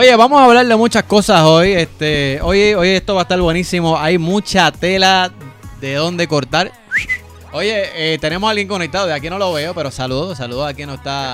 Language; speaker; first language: Spanish; native; Spanish